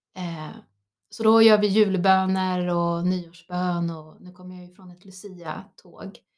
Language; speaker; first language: Swedish; early bilingual, other home language; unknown